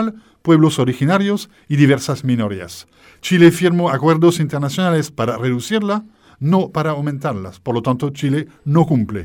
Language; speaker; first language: Spanish; native; Spanish